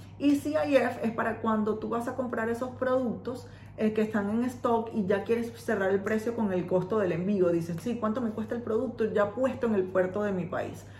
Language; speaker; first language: Spanish; native; Spanish